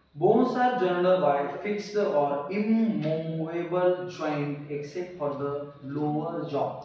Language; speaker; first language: English; non-native, local second language; Marathi